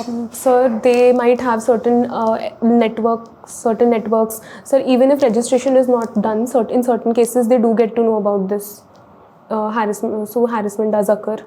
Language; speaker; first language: English; non-native, local second language; Hindi